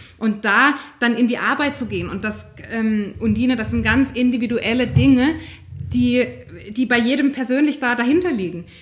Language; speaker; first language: German; native; German